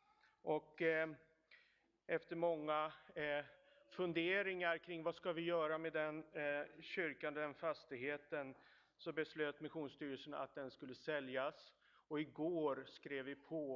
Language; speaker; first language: Swedish; native; Swedish